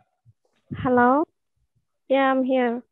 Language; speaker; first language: English; non-native, learner; Bangla